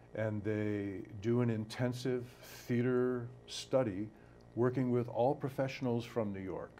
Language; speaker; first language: English; native; English